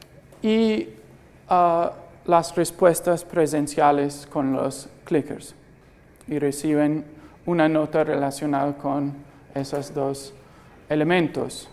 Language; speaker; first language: Spanish; non-native, fluent; English